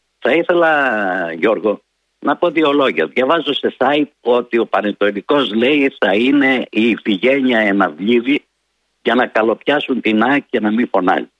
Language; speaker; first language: Greek; native; Greek